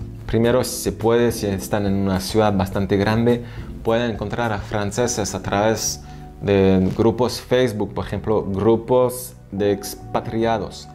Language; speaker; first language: Spanish; non-native, fluent; French